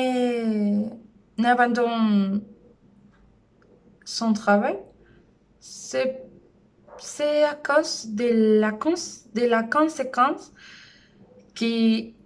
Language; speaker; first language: French; non-native, learner; Spanish